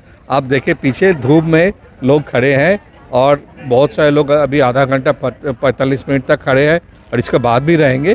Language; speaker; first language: Hindi; non-native, local second language; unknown